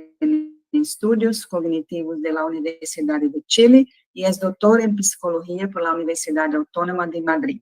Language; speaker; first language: Spanish; non-native, fluent; Portuguese